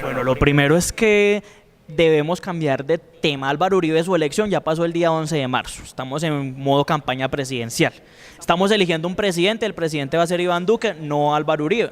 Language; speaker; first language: Spanish; native; Spanish